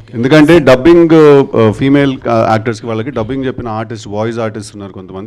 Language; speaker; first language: Telugu; native; Telugu